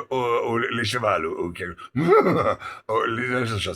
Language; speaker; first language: French; non-native, learner; English